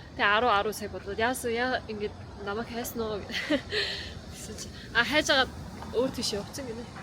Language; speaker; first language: Mongolian; native; Mongolian